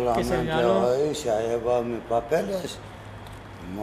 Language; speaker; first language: Spanish; non-native, learner; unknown